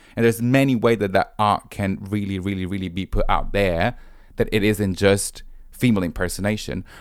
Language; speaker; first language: English; non-native, fluent; Italian